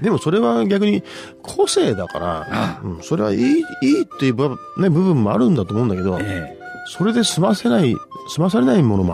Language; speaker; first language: Japanese; native; Japanese